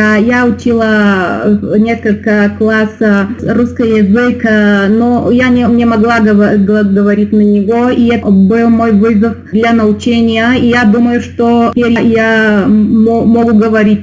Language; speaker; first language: Russian; non-native, learner; Bulgarian